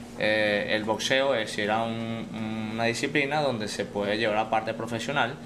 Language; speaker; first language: Spanish; native; Spanish